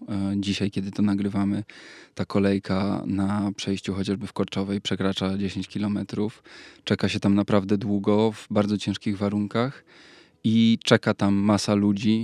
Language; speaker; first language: Polish; native; Polish